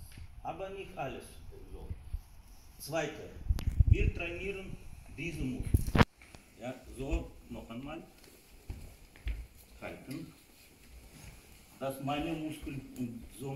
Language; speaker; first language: German; non-native, learner; Russian